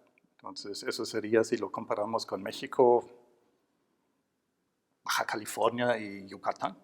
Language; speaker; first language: Spanish; non-native, fluent; German